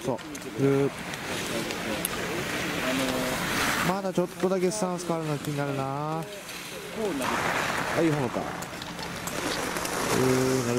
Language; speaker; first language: Japanese; native; Japanese